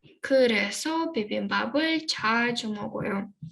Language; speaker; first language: Korean; non-native, fluent; Ukrainian